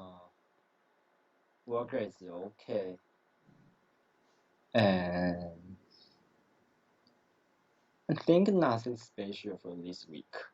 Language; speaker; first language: English; non-native, learner; Chinese